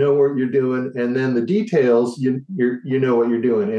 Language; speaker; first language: English; native; English